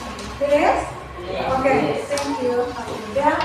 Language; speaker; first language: English; non-native, fluent; Indonesian